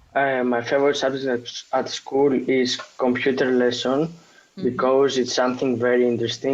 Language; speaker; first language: English; non-native, fluent; Greek